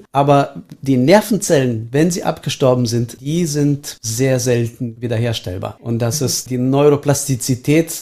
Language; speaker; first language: German; early bilingual, heritage; Estonian